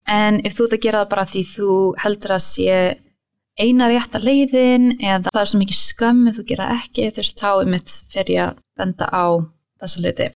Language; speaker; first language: Icelandic; early bilingual, heritage; English